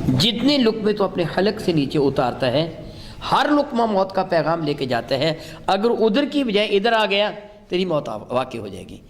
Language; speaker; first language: Urdu; non-native, local second language; Punjabi